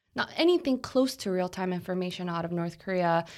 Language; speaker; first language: English; non-native, fluent; Korean